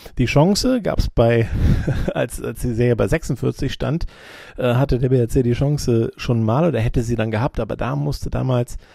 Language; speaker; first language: German; native; German